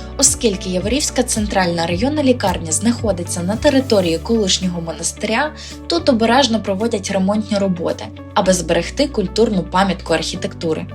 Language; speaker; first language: Ukrainian; native; Ukrainian